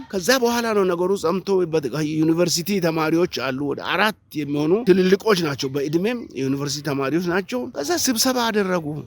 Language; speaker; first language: Amharic; non-native, local second language; Oromo